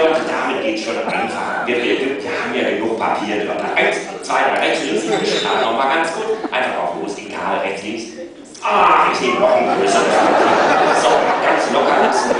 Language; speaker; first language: German; native; German